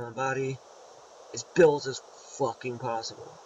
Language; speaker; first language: English; native; English